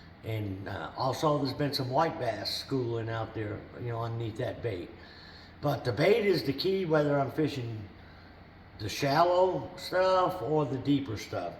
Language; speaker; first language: English; native; English